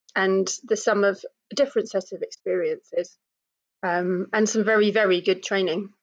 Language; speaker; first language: English; native; English